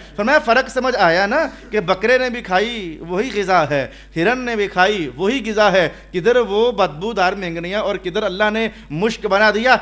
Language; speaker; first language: Urdu; non-native, local second language; Punjabi